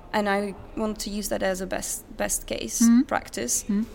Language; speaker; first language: English; non-native, fluent; Czech